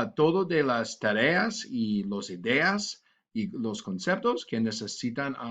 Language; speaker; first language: Spanish; non-native, learner; English